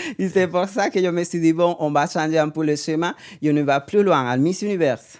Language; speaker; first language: French; non-native, fluent; Spanish